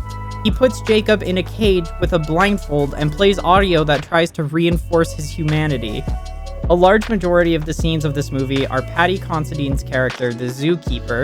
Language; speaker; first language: English; native; English